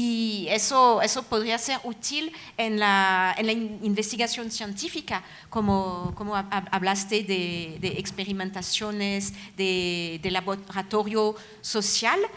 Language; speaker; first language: Spanish; non-native, fluent; French